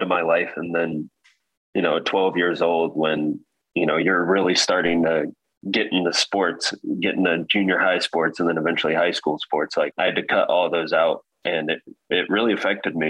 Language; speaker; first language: English; native; English